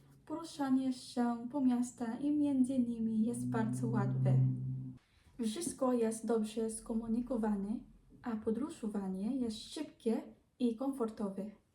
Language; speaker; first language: Polish; non-native, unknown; Hiligaynon